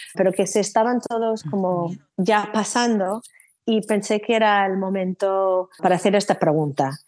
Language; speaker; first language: Spanish; non-native, fluent; English